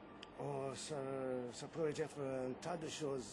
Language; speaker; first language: French; non-native, fluent; English